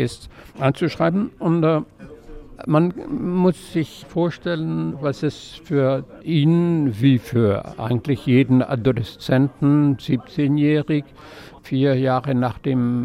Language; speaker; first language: German; non-native, fluent; French